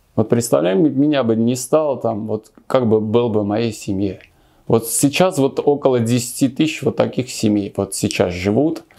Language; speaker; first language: Russian; non-native, local second language; Armenian